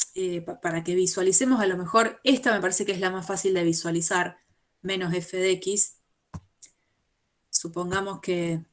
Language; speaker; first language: Spanish; native; Spanish